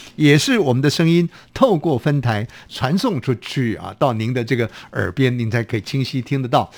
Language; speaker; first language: Chinese; native; Chinese